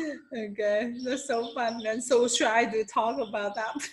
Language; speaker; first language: English; non-native, learner; Vietnamese